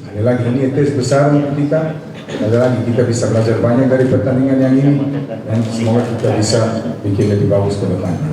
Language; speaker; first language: Indonesian; non-native, fluent; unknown